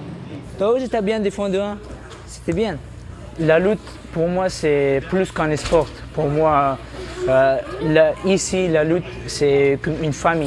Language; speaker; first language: French; non-native, fluent; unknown